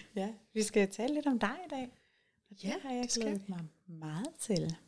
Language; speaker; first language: Danish; native; Danish